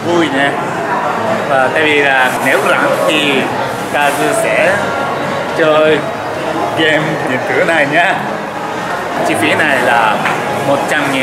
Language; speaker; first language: Vietnamese; non-native, learner; Japanese